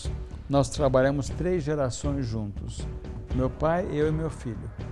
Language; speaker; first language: Portuguese; early bilingual, other home language; Hungarian